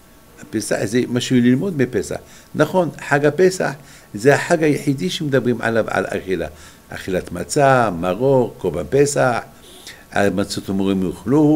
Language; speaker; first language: Hebrew; non-native, fluent; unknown